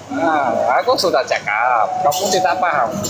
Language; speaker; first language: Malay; non-native, local second language; Hakka Chinese